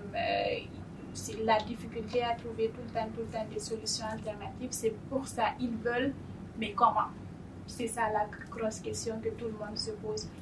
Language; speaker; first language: French; non-native, local second language; Fula